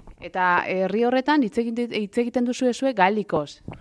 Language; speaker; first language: Basque; native; Basque